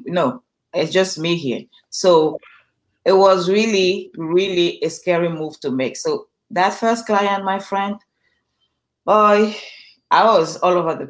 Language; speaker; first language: English; non-native, local second language; French